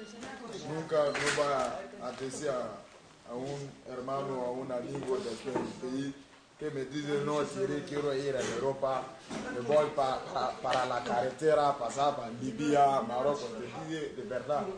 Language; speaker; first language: Spanish; non-native, learner; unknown